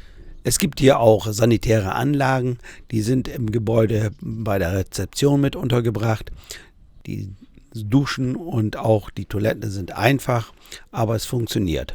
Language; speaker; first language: German; native; German